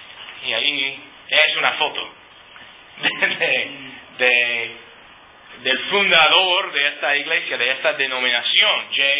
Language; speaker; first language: Spanish; non-native, fluent; English